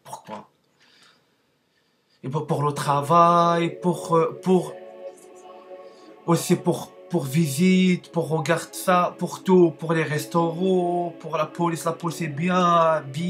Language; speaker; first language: French; non-native, learner; Arabic